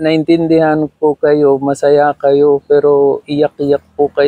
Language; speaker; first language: Filipino; non-native, learner; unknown